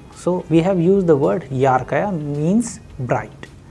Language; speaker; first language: English; non-native, local second language; Hindi